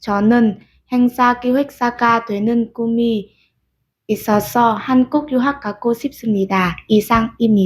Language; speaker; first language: Korean; non-native, learner; Vietnamese